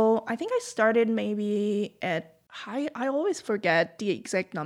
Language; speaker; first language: English; non-native, fluent; Korean